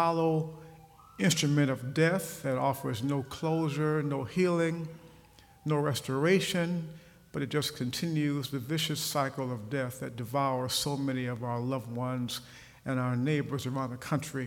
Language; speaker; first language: English; native; English